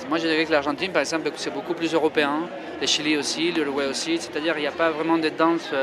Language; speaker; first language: French; non-native, fluent; Spanish